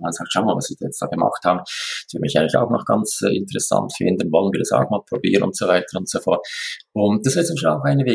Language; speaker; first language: German; native; German